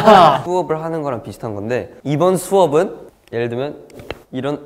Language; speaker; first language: Korean; early bilingual, heritage; Korean